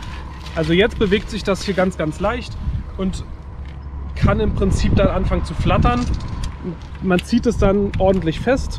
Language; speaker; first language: German; native; German